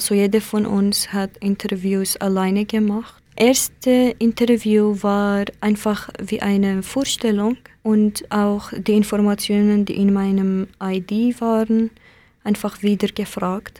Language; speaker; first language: German; non-native, learner; Kurdish